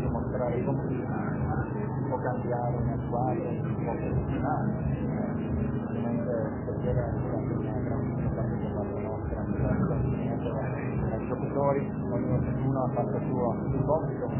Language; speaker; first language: Italian; non-native, local second language; Swiss German